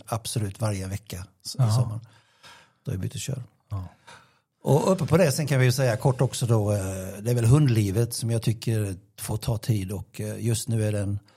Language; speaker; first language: Swedish; native; Swedish